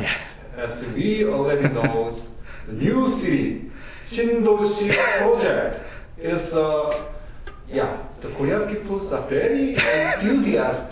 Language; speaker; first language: English; non-native, learner; Korean